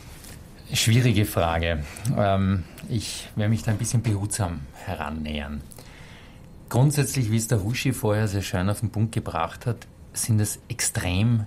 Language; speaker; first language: German; native; German